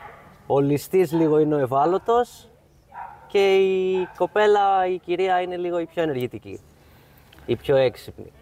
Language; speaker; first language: Greek; native; Greek